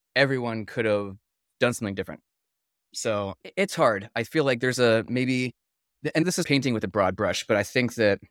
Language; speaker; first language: English; native; English